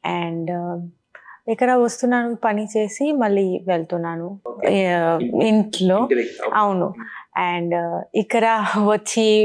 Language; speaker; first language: Telugu; non-native, learner; Bangla